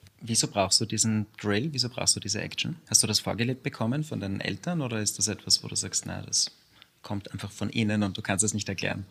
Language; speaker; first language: German; native; German